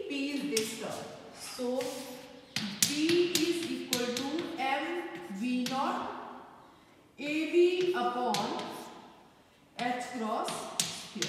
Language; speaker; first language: English; non-native, local second language; Hindi